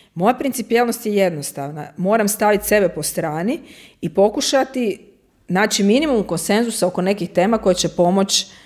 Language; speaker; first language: Croatian; native; Croatian